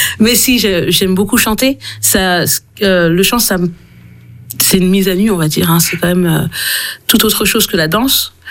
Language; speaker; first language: French; early bilingual, other home language; Haitian Creole